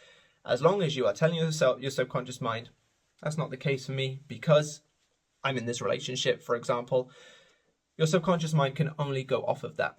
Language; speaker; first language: English; native; English